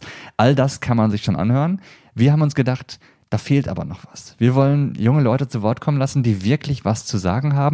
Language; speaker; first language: German; native; German